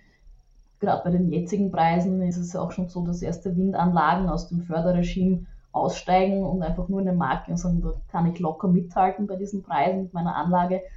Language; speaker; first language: German; native; German